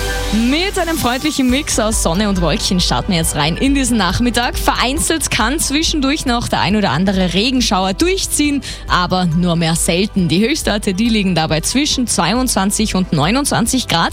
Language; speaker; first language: German; native; German